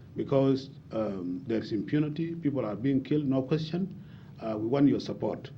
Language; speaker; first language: English; non-native, fluent; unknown